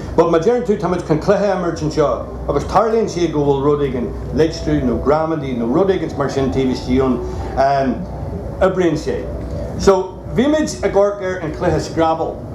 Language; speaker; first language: Irish; non-native, local second language; English